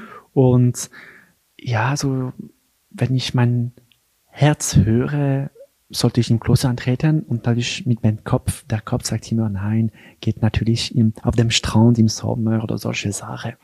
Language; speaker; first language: German; non-native, local second language; French